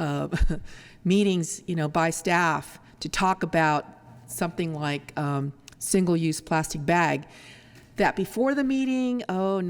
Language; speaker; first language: English; early bilingual, other home language; Spanish